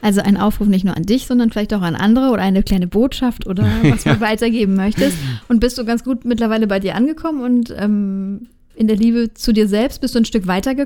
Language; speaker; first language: German; native; German